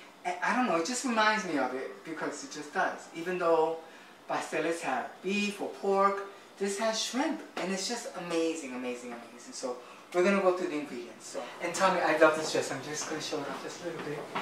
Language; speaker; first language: English; early bilingual, other home language; Spanish